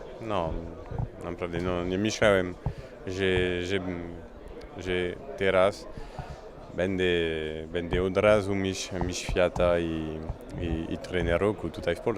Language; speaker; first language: Polish; non-native, learner; French